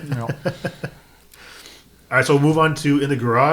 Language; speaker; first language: English; native; English